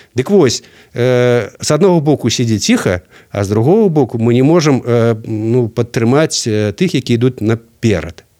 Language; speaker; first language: Belarusian; native; Belarusian